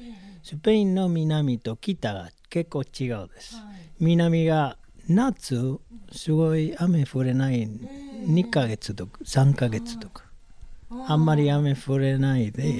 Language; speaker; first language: Japanese; non-native, learner; Spanish